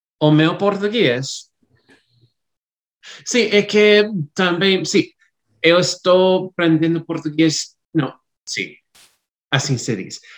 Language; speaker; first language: Portuguese; non-native, learner; English